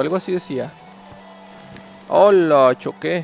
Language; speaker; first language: Spanish; native; Spanish